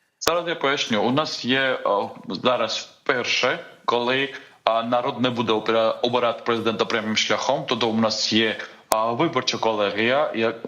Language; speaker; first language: Ukrainian; non-native, fluent; Georgian